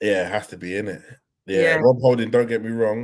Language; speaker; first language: English; native; English